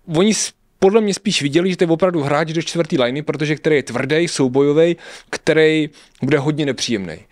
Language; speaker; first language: Czech; native; Czech